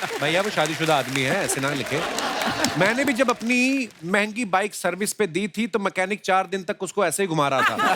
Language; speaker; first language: Hindi; non-native, local second language; Punjabi